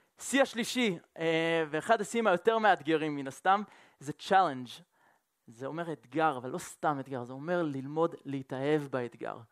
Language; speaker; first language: Hebrew; non-native, fluent; French